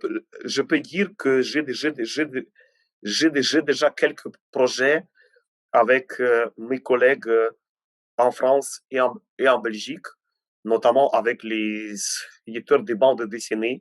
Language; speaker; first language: French; non-native, fluent; Ukrainian